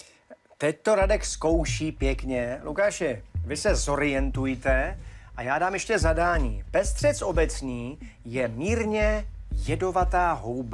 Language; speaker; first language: Czech; native; Czech